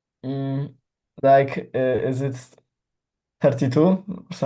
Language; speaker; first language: English; non-native, learner; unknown